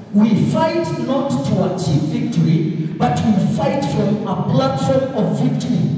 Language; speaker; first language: English; non-native, local second language; Swahili